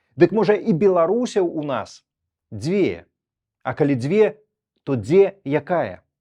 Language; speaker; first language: Belarusian; native; Belarusian